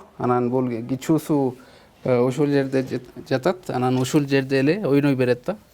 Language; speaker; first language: Kyrgyz; non-native, fluent; Urdu